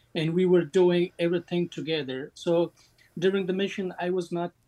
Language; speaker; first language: English; non-native, fluent; Persian